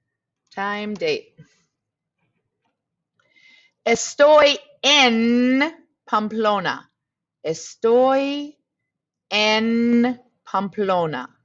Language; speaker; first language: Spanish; non-native, fluent; English